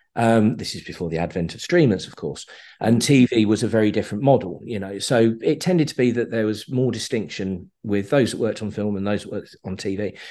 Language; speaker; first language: English; native; English